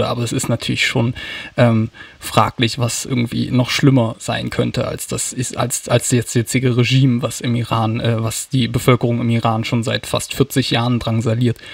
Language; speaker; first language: German; native; German